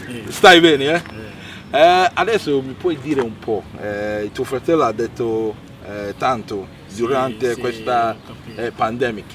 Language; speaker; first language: Italian; non-native, learner; Akan